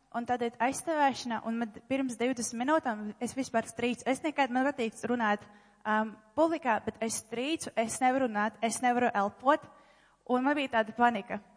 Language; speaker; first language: Latvian; non-native, local second language; Russian